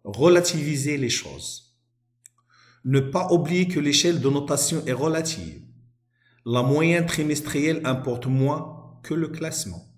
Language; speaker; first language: French; non-native, local second language; Arabic